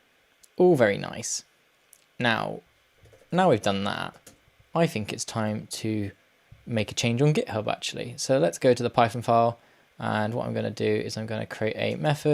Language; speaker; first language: English; native; English